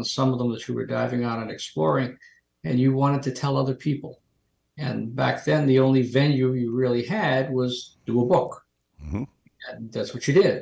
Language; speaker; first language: English; native; English